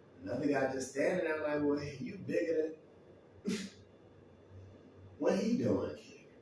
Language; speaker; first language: English; native; English